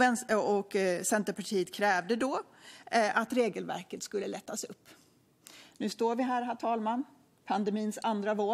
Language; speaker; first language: Swedish; native; Swedish